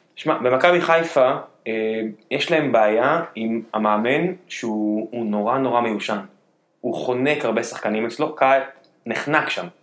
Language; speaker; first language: Hebrew; native; Hebrew